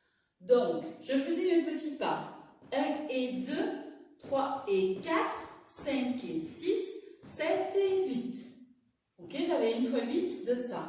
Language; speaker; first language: French; native; French